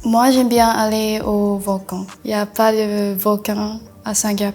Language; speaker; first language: French; non-native, learner; English